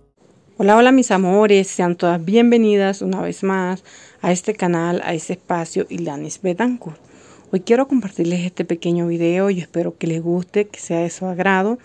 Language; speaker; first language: Spanish; native; Spanish